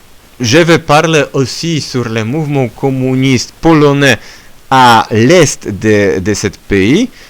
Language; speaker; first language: French; non-native, learner; Polish